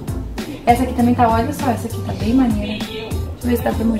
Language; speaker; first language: Portuguese; native; Portuguese